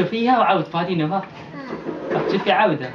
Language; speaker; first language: Arabic; native; Arabic